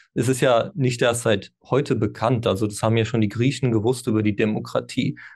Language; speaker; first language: German; non-native, fluent; English